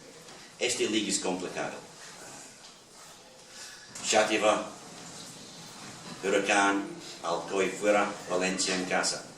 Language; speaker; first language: Spanish; non-native, learner; English